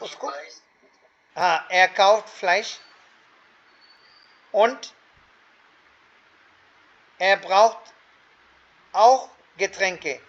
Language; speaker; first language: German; non-native, fluent; Hindi